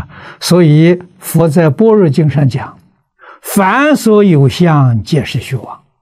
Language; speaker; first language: Chinese; native; Chinese